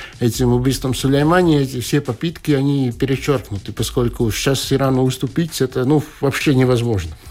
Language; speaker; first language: Russian; non-native, local second language; Latvian